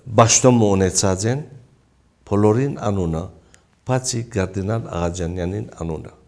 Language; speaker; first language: Armenian; early bilingual, heritage; Armenian